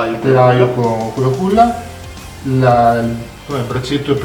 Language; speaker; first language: Italian; native; Italian